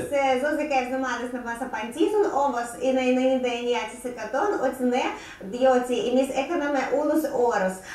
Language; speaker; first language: Greek; non-native, learner; Russian